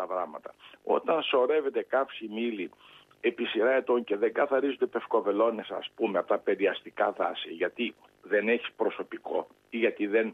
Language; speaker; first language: Greek; native; Greek